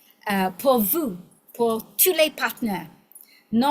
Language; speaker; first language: French; non-native, learner; English